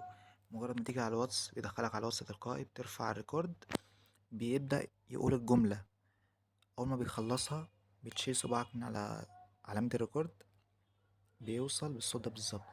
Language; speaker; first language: Arabic; native; Arabic